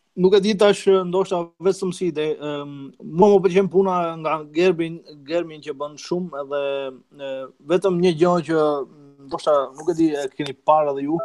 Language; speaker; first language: Albanian; native; Albanian